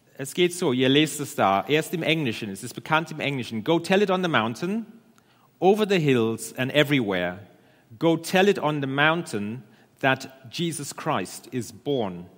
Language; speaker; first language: German; non-native, fluent; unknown